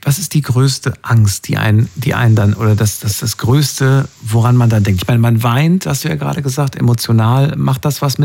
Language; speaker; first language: German; native; German